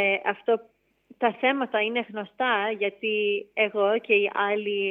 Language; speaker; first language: Greek; early bilingual, heritage; English